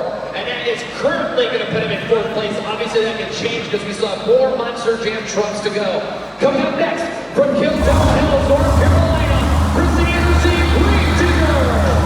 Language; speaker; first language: English; native; English